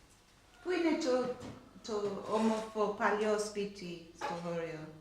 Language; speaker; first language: Greek; non-native, learner; Macedonian